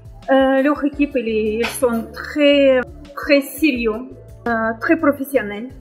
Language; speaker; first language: French; non-native, fluent; Russian